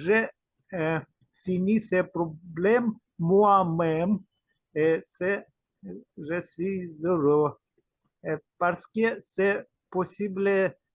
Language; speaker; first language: French; non-native, learner; Russian